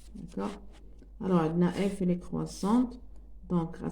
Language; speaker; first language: French; non-native, local second language; Arabic